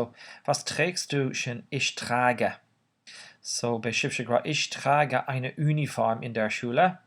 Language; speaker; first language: German; non-native, fluent; Irish